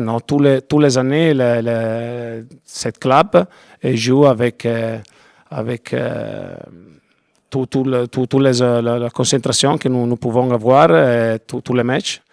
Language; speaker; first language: French; non-native, learner; Italian